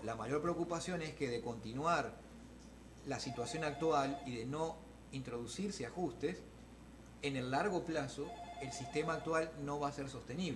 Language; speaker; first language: Spanish; native; Spanish